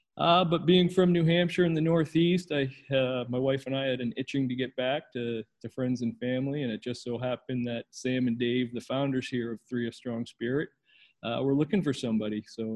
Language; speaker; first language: English; native; English